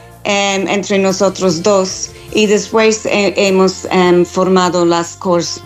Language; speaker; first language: Spanish; non-native, learner; English